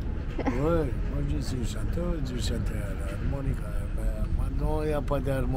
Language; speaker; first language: French; non-native, learner; Romanian